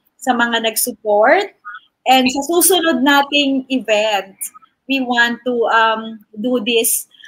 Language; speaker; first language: Filipino; native; Filipino